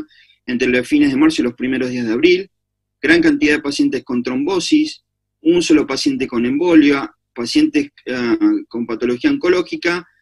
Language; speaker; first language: Spanish; native; Spanish